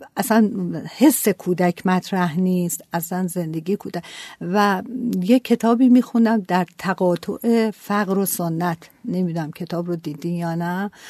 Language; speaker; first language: Persian; native; Persian